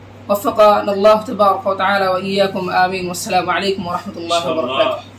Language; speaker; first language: Arabic; non-native, fluent; Bangla